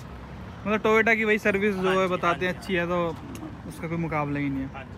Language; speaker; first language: Hindi; native; Hindi